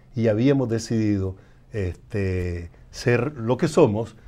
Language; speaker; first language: Spanish; native; Spanish